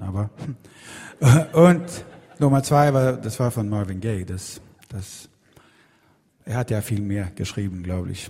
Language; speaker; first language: German; non-native, fluent; Swedish